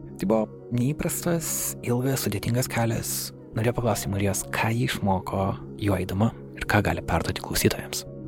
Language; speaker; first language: Lithuanian; native; Lithuanian